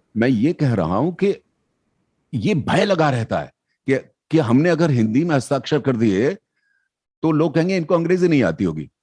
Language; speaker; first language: Hindi; native; Hindi